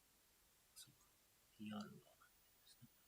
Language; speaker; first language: Japanese; native; Japanese